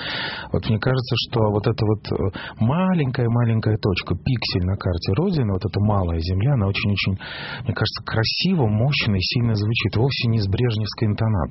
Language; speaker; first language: Russian; native; Russian